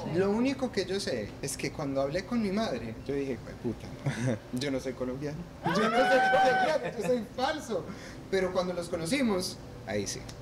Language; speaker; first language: Spanish; early bilingual, heritage; Spanish